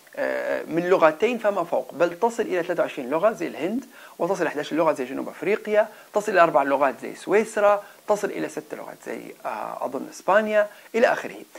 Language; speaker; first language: Arabic; non-native, local second language; Berber languages